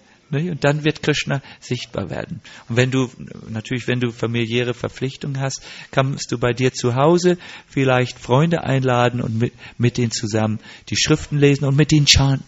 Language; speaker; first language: German; native; German